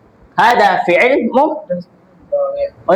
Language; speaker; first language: Arabic; non-native, learner; Indonesian